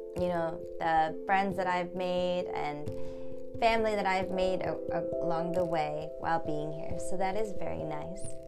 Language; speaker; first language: English; early bilingual, other home language; German